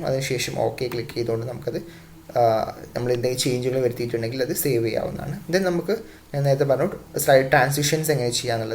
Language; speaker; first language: Malayalam; native; Malayalam